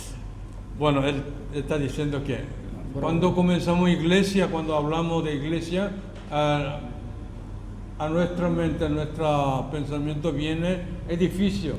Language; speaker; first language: Spanish; non-native, fluent; Korean